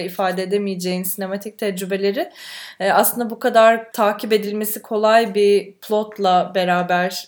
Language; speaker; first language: Turkish; native; Turkish